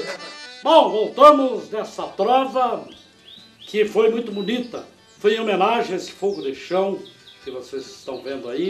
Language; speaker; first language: Portuguese; native; Portuguese